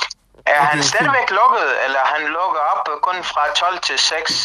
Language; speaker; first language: Danish; non-native, learner; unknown